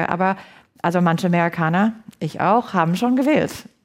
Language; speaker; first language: German; non-native, fluent; English